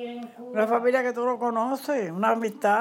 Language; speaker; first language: Spanish; native; Spanish